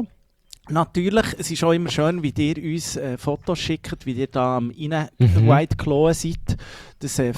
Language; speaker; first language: German; native; German